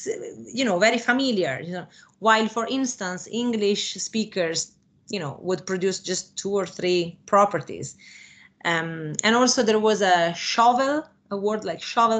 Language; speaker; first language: English; non-native, fluent; Italian